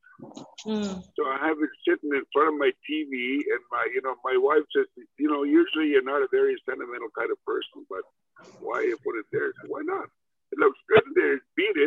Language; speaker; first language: English; non-native, fluent; Cree